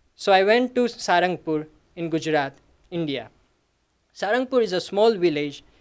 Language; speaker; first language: English; non-native, local second language; Gujarati